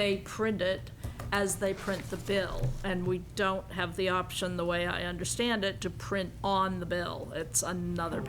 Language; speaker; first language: English; native; English